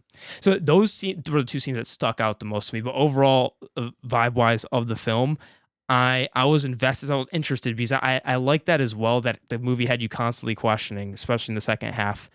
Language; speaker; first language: English; native; English